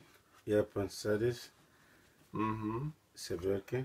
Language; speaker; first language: Polish; non-native, learner; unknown